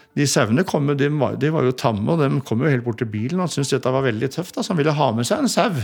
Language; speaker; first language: Norwegian; native; Norwegian